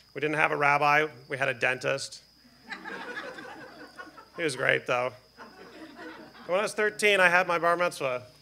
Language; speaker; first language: English; native; English